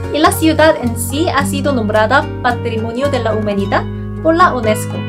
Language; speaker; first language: Spanish; non-native, fluent; Korean